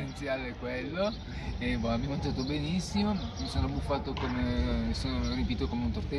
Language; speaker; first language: Italian; native; Italian